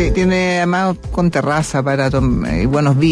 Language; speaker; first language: Spanish; native; Spanish